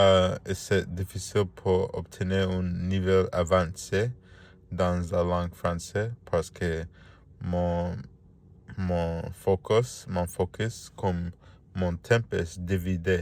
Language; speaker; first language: French; non-native, learner; Spanish